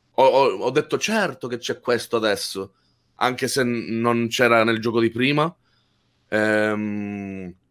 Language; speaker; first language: Italian; native; Italian